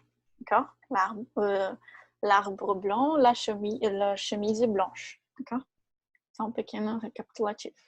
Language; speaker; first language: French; non-native, fluent; Portuguese